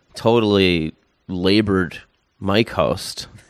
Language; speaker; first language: English; native; English